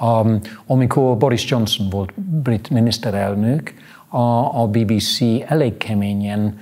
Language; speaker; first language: Hungarian; non-native, fluent; English